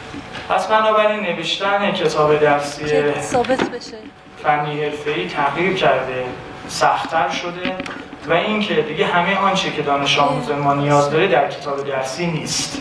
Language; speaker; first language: Persian; native; Persian